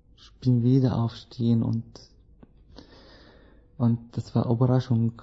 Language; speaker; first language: German; non-native, learner; Arabic